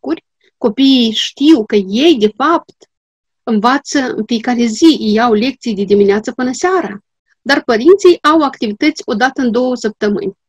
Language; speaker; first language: Romanian; non-native, local second language; Gagauz